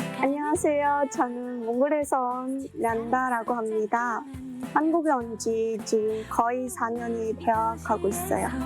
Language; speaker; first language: Korean; non-native, fluent; Mongolian